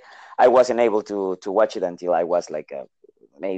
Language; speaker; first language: English; non-native, learner; Spanish